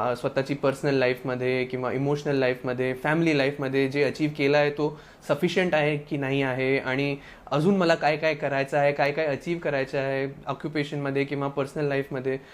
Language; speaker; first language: Marathi; non-native, local second language; Sindhi